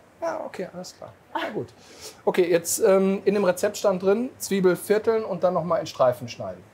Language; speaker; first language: German; native; German